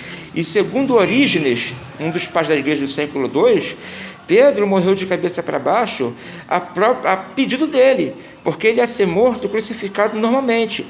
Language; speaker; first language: Portuguese; native; Portuguese